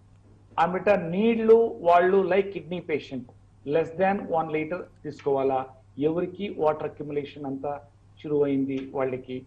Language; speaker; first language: Telugu; non-native, learner; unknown